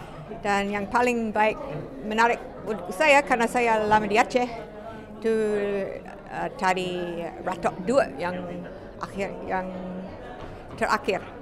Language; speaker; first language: Indonesian; non-native, fluent; English